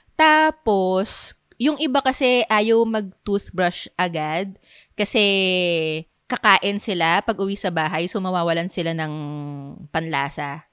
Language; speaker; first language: Filipino; native; Filipino